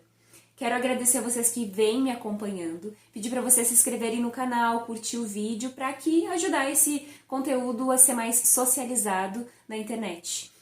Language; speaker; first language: Portuguese; native; Portuguese